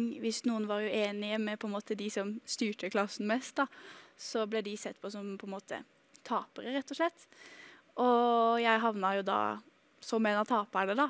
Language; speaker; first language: Norwegian; native; Norwegian